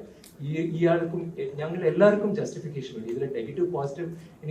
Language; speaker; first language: Malayalam; non-native, learner; Tamil